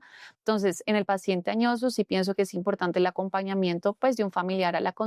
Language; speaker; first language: Spanish; native; Spanish